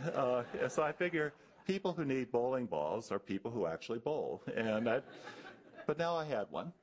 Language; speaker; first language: English; native; English